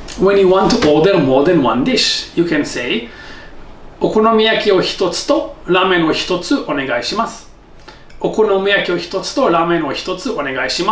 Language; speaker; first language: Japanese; non-native, fluent; English